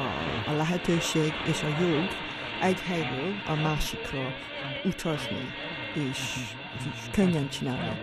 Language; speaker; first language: Hungarian; non-native, fluent; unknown